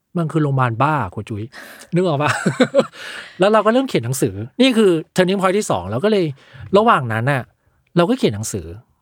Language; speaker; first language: Thai; early bilingual, other home language; Chinese